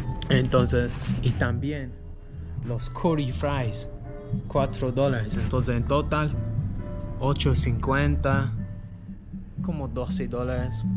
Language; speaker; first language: Spanish; non-native, learner; English